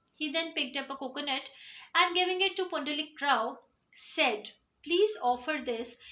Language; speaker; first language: English; non-native, local second language; Hindi